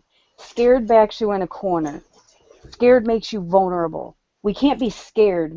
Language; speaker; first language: English; native; English